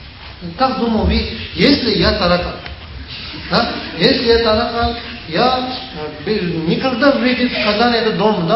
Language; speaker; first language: Russian; non-native, learner; Tibetan